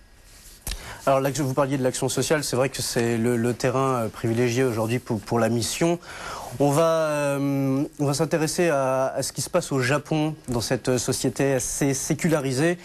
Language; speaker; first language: French; native; French